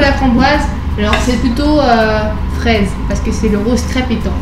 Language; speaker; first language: French; native; French